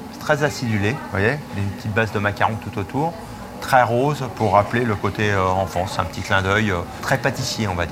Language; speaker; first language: French; native; French